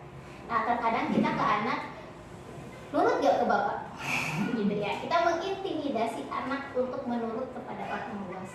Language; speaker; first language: Indonesian; native; Indonesian